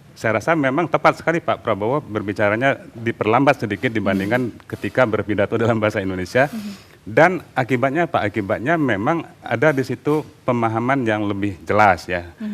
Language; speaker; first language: Indonesian; native; Indonesian